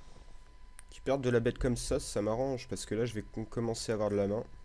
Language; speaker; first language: French; native; French